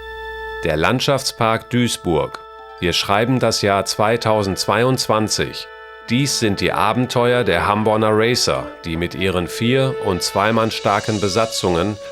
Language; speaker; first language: German; native; German